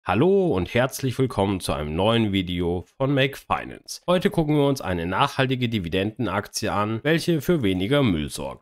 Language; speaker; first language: German; native; German